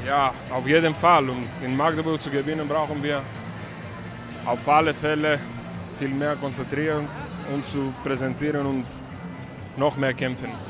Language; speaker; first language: German; non-native, fluent; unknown